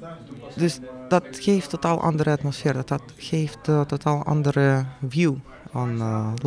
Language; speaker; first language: Dutch; non-native, fluent; Russian